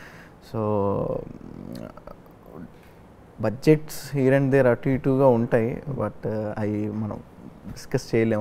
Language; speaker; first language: Telugu; native; Telugu